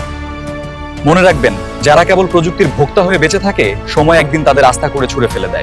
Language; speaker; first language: Bangla; native; Bangla